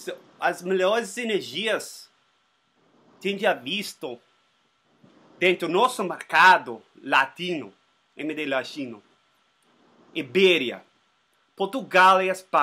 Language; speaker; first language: Portuguese; non-native, learner; Spanish